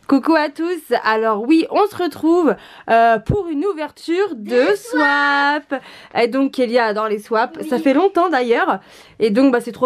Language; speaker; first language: French; native; French